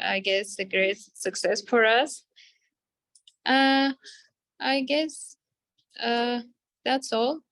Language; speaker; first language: English; non-native, fluent; Armenian